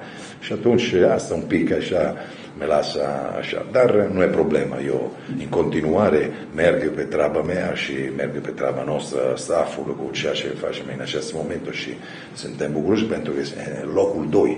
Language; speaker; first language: Romanian; non-native, fluent; Italian